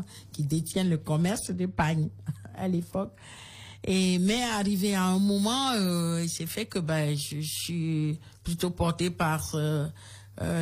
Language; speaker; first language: French; non-native, local second language; Ewe